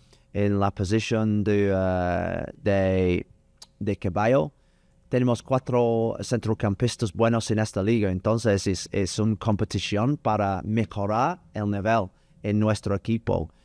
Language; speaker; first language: Spanish; non-native, learner; English